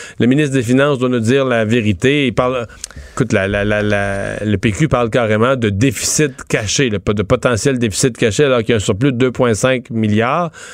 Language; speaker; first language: French; native; French